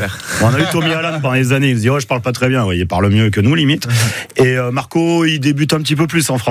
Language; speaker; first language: French; native; French